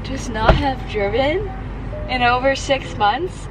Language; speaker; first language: English; native; English